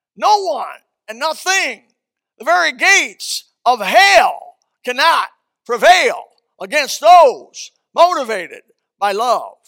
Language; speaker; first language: English; early bilingual, other home language; Swedish